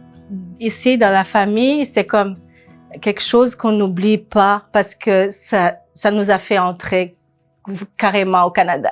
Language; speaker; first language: French; non-native, local second language; Rundi